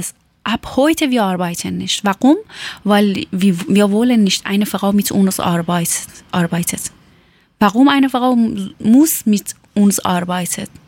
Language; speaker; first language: German; non-native, learner; Persian